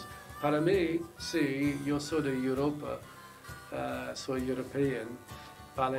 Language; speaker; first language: Spanish; non-native, learner; English